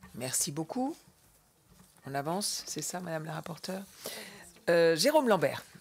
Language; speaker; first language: French; native; French